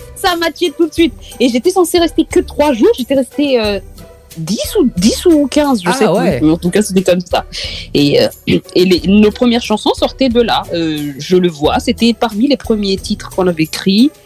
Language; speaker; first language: French; non-native, local second language; Malagasy